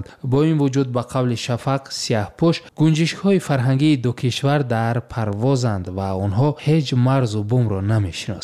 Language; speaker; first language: Tajik; native; Tajik